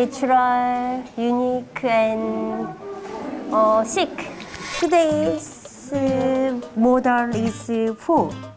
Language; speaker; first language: English; non-native, learner; Korean